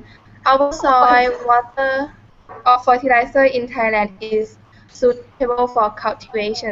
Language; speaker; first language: English; non-native, learner; Thai